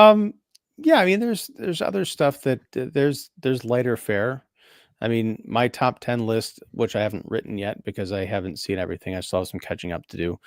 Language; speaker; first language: English; native; English